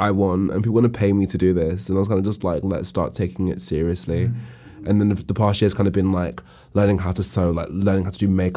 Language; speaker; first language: English; native; English